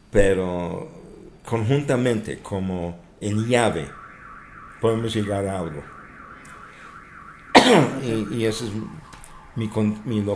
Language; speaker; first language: Spanish; non-native, fluent; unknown